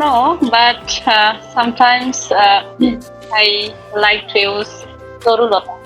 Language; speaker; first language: English; non-native, learner; Bangla